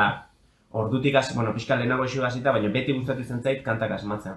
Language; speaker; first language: Basque; native; Basque